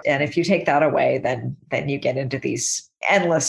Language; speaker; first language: English; native; English